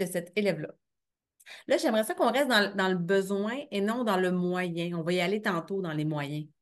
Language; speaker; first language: French; native; French